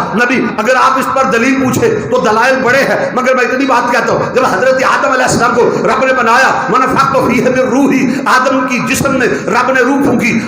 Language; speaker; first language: Urdu; non-native, local second language; Punjabi